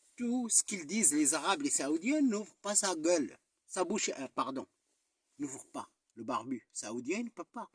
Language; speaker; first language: French; non-native, local second language; Arabic